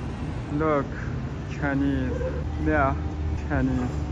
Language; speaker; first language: English; non-native, learner; Chinese